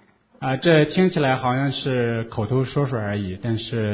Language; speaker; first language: Chinese; native; Chinese